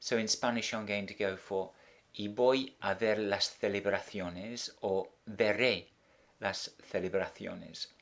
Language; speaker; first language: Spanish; non-native, fluent; English